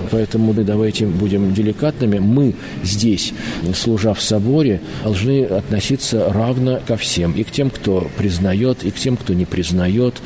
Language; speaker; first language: Russian; native; Russian